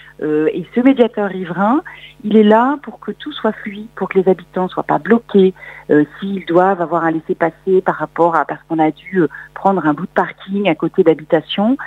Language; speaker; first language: French; native; French